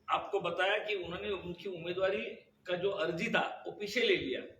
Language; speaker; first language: Hindi; non-native, local second language; Marathi